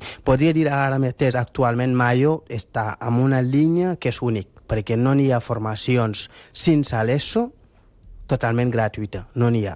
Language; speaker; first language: Catalan; non-native, fluent; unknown